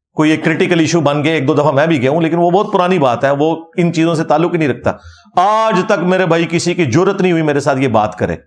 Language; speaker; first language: Urdu; non-native, local second language; Punjabi